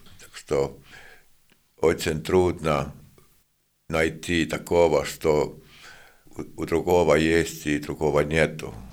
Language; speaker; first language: Russian; non-native, fluent; Estonian